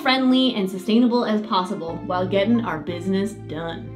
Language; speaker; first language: English; native; English